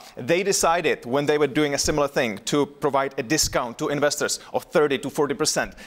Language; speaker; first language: English; non-native, fluent; Czech